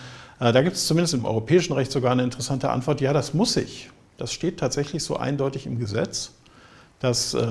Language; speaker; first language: German; native; German